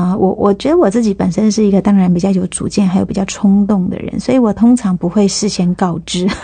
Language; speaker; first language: Chinese; native; Chinese